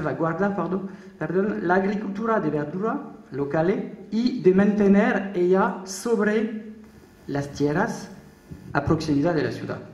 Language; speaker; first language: Spanish; non-native, learner; French